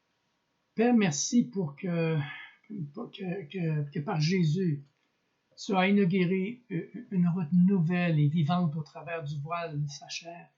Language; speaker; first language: French; native; French